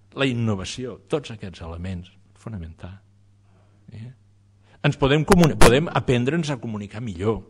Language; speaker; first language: Catalan; native; Catalan